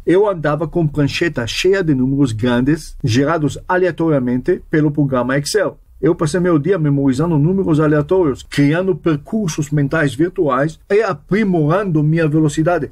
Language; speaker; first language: Portuguese; non-native, fluent; Hebrew